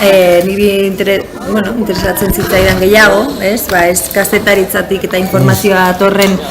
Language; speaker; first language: Basque; non-native, local second language; Spanish